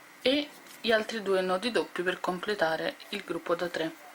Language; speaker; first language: Italian; native; Italian